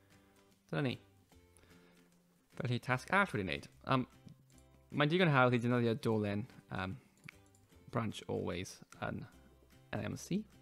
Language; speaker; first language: Welsh; native; Welsh